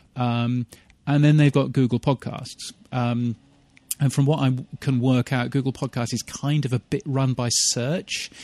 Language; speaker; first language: English; native; English